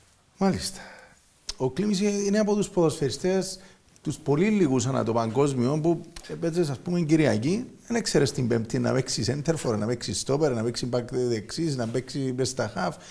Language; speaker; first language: Greek; native; Greek